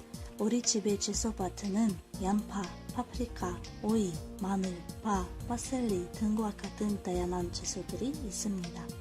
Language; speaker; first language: Korean; non-native, fluent; Russian